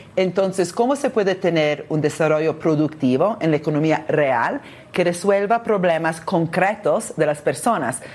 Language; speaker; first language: Spanish; non-native, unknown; Italian